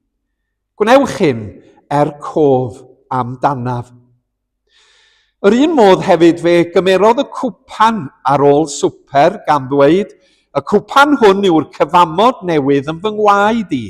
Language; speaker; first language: Welsh; native; Welsh